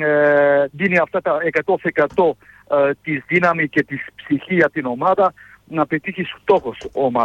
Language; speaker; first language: Greek; non-native, fluent; Serbian